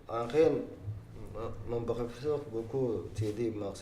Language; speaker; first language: French; non-native, learner; Arabic